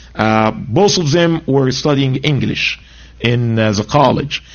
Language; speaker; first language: English; non-native, fluent; Arabic